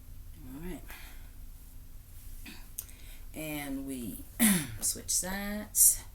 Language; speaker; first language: English; native; English